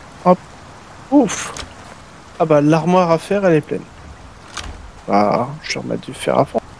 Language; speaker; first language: French; native; French